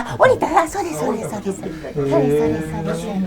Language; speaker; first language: Japanese; native; Japanese